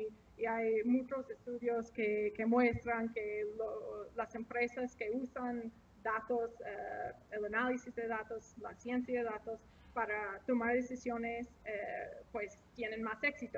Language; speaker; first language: Spanish; non-native, fluent; English